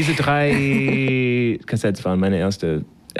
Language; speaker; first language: German; non-native, fluent; English